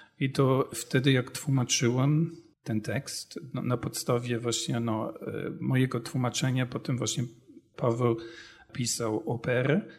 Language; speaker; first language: Polish; non-native, fluent; German